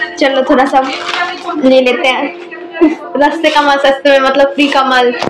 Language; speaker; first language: Hindi; non-native, local second language; Bangla